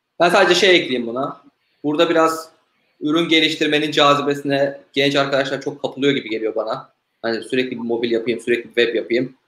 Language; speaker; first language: Turkish; native; Turkish